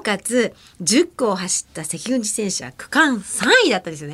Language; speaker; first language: Japanese; native; Japanese